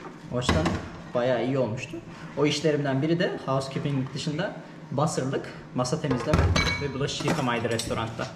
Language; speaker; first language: Turkish; native; Turkish